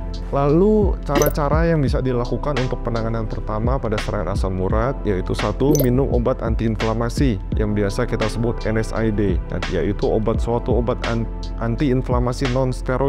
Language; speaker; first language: Indonesian; native; Indonesian